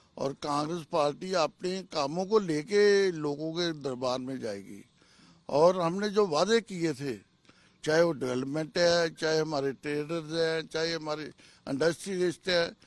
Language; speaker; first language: Hindi; non-native, local second language; Punjabi